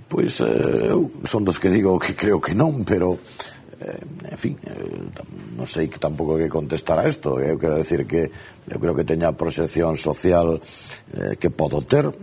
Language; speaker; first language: Galician; non-native, local second language; Spanish